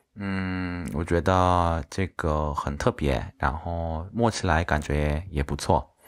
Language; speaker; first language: Chinese; non-native, fluent; Korean